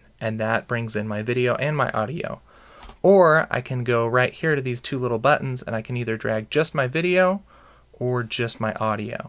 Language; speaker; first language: English; native; English